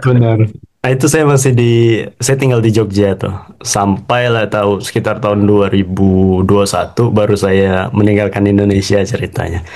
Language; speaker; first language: Indonesian; native; Indonesian